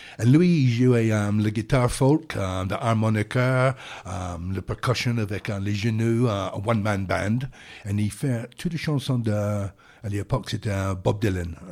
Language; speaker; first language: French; non-native, fluent; English